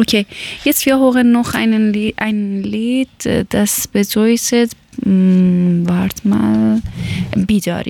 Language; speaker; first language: German; non-native, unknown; Persian